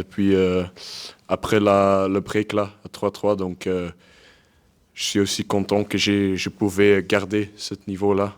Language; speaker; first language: French; non-native, local second language; Dutch